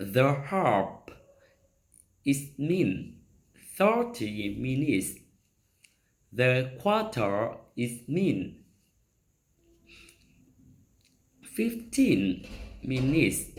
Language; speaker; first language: English; non-native, learner; Vietnamese